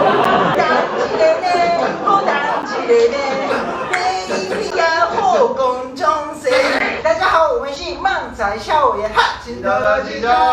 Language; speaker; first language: Chinese; non-native, fluent; Japanese